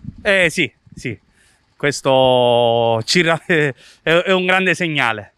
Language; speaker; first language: Italian; native; Italian